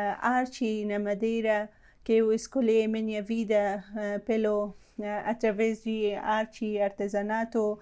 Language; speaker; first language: Portuguese; non-native, learner; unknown